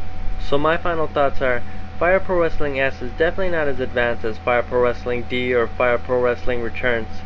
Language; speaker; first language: English; native; English